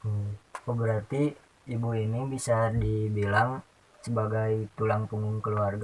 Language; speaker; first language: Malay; non-native, local second language; Sundanese